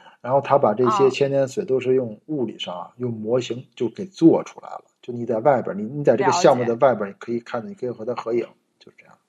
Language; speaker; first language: Chinese; native; Chinese